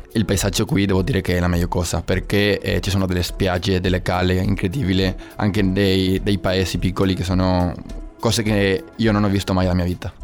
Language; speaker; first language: Italian; non-native, learner; Spanish